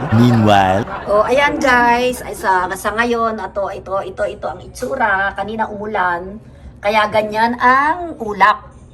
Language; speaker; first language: Filipino; native; Filipino